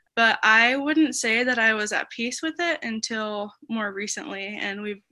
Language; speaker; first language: English; native; English